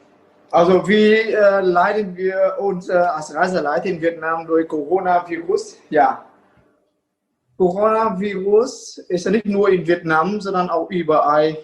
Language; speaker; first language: German; non-native, fluent; Vietnamese